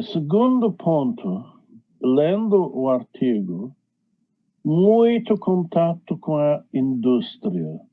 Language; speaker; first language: Portuguese; non-native, fluent; English